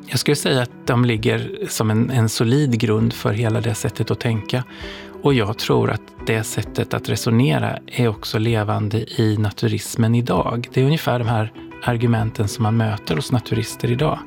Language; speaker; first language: Swedish; native; Swedish